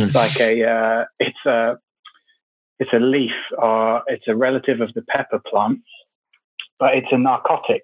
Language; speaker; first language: English; native; English